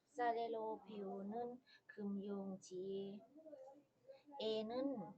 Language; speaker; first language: Korean; non-native, learner; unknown